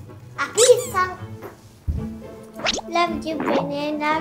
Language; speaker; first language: English; early bilingual, heritage; Indonesian